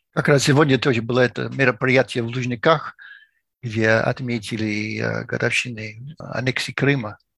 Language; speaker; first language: Russian; non-native, fluent; English